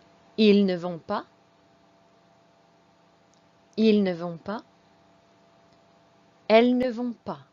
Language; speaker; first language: French; non-native, fluent; English